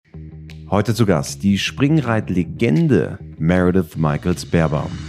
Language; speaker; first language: German; native; German